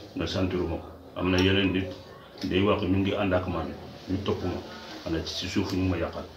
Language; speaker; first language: Wolof; non-native, local second language; Fula